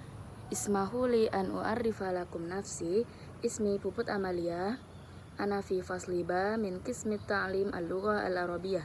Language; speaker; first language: Arabic; non-native, learner; Indonesian